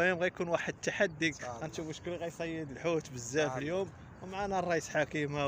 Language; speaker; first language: Arabic; native; Arabic